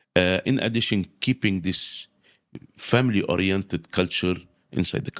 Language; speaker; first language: English; non-native, local second language; Arabic